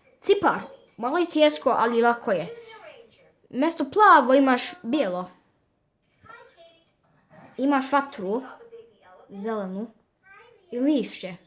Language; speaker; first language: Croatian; early bilingual, heritage; Bosnian